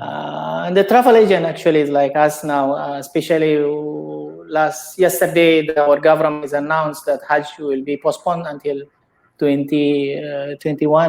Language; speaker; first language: English; non-native, learner; Indonesian